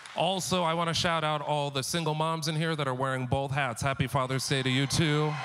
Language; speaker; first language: English; native; English